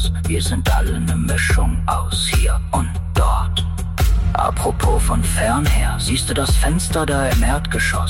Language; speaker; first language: German; native; German